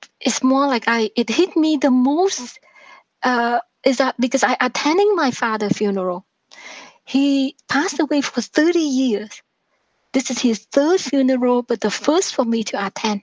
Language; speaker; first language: English; non-native, fluent; Vietnamese